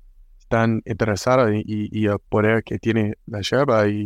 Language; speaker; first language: Spanish; non-native, fluent; English